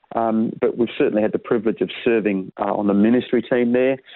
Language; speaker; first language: English; native; English